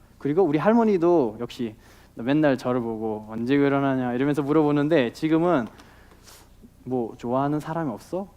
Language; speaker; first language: Korean; non-native, fluent; Nepali